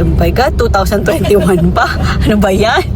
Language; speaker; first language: Filipino; native; Filipino